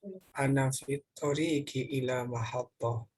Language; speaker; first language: Arabic; non-native, learner; Indonesian